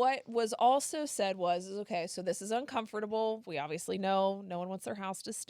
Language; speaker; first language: English; native; English